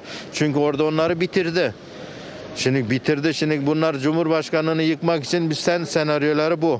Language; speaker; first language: Turkish; native; Turkish